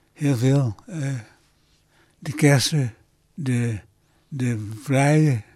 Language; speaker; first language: Dutch; early bilingual, other home language; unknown